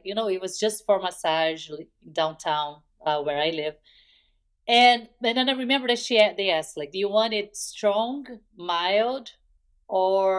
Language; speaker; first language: English; non-native, fluent; Portuguese